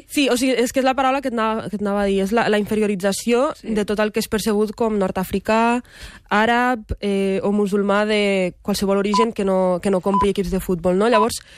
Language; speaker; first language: Catalan; early bilingual, other home language; Arabic